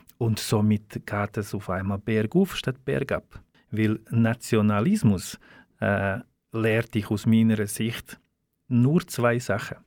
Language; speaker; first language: German; non-native, fluent; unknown